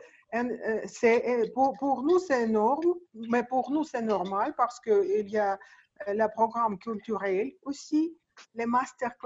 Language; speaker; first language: French; non-native, learner; Russian